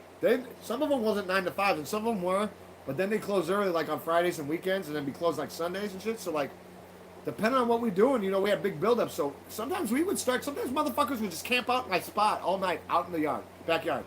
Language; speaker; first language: English; native; English